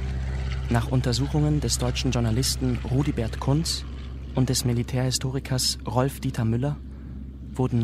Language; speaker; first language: German; native; German